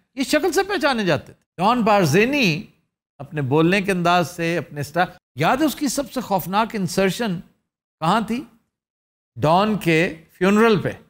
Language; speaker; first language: Urdu; non-native, local second language; Punjabi